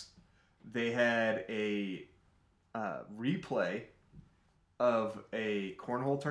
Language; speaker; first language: English; native; English